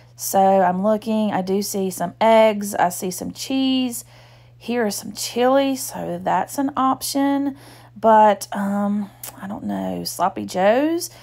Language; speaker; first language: English; native; English